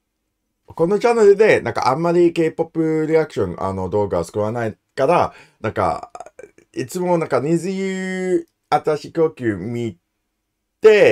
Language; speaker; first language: Japanese; non-native, learner; English